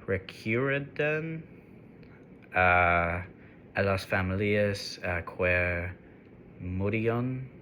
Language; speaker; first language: Spanish; non-native, learner; English